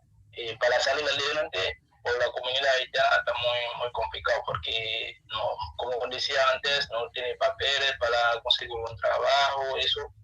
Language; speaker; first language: Spanish; non-native, learner; Haitian Creole